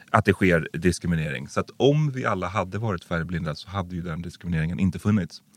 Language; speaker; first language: Swedish; early bilingual, other home language; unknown